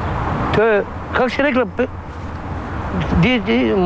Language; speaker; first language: Russian; non-native, learner; Croatian